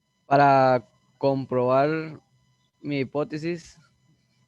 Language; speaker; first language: Spanish; native; Spanish